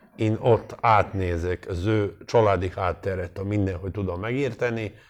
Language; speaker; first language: Hungarian; non-native, fluent; Serbian